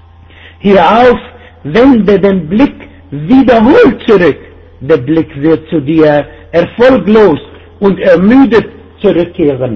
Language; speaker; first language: German; non-native, fluent; Arabic